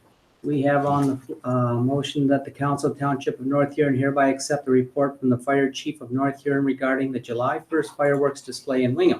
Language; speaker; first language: English; native; English